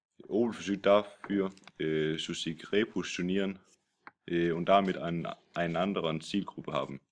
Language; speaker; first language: German; non-native, learner; Danish